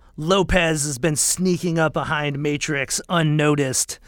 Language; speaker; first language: English; native; English